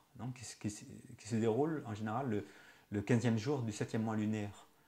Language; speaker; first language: French; native; French